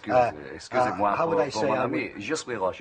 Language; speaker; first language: French; non-native, learner; English